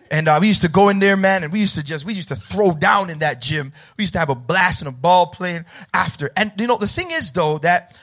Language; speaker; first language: English; native; English